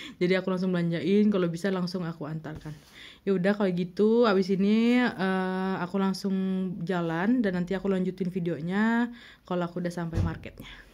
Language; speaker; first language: Indonesian; native; Indonesian